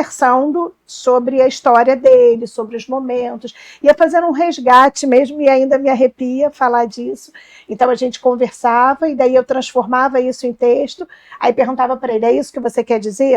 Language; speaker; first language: Portuguese; native; Portuguese